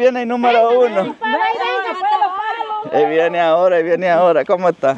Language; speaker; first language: Spanish; native; Spanish